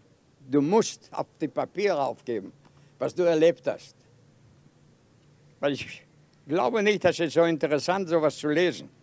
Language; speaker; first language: German; non-native, fluent; Yiddish